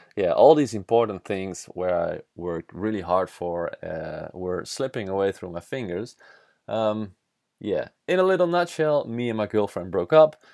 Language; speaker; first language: English; non-native, fluent; Dutch